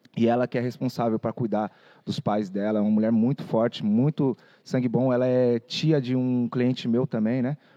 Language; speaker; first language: Portuguese; native; Portuguese